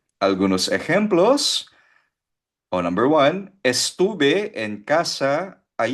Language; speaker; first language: Spanish; non-native, fluent; Filipino